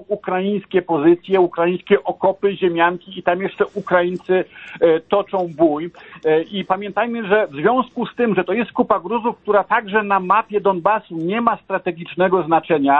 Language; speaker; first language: Polish; native; Polish